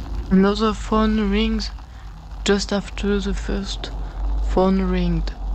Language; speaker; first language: English; non-native, fluent; French